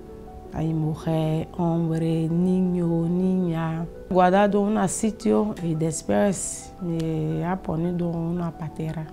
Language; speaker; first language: Spanish; non-native, learner; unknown